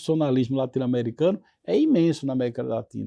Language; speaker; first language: Portuguese; native; Portuguese